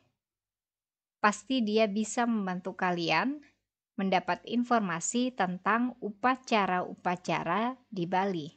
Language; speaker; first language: Indonesian; native; Indonesian